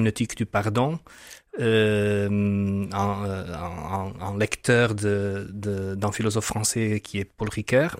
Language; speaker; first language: French; non-native, fluent; Portuguese